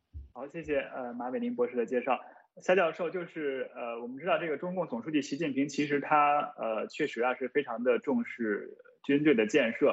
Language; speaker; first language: Chinese; native; Chinese